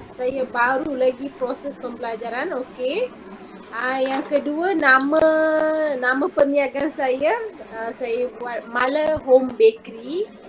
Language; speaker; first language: Malay; non-native, local second language; Tamil